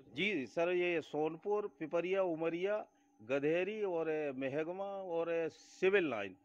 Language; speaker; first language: Hindi; native; Hindi